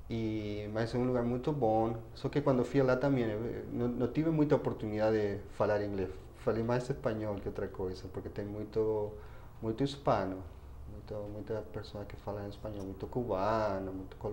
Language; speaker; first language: Portuguese; non-native, fluent; Spanish